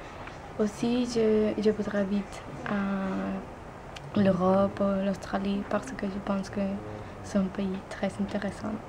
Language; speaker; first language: French; non-native, learner; Spanish